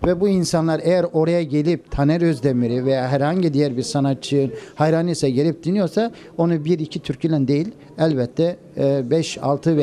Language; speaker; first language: Turkish; native; Turkish